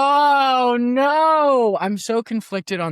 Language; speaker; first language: English; native; English